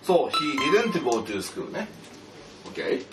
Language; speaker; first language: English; non-native, fluent; Japanese